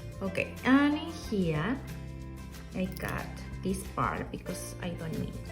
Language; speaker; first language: English; non-native, learner; Spanish